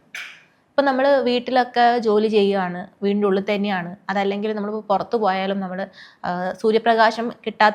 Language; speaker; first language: Malayalam; native; Malayalam